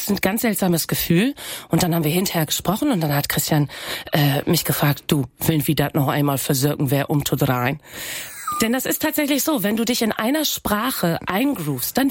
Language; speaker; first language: German; non-native, local second language; Low German